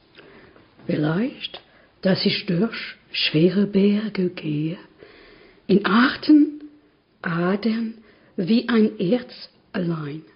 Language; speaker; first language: German; non-native, learner; French